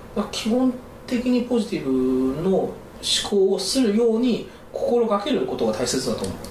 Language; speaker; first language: Japanese; non-native, fluent; Chinese